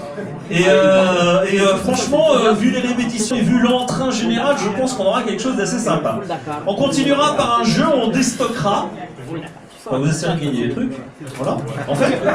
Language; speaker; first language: French; native; French